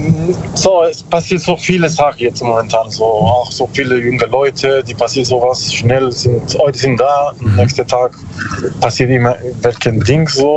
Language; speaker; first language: German; non-native, learner; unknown